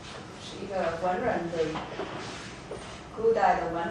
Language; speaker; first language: Chinese; non-native, learner; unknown